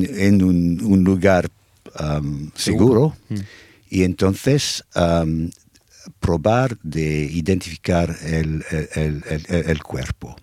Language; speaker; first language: Spanish; non-native, fluent; English